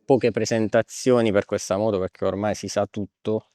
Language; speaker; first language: Italian; native; Italian